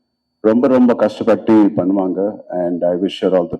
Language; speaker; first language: Tamil; non-native, local second language; Telugu